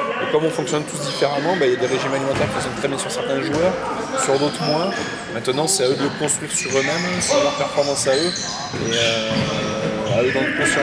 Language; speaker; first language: French; native; French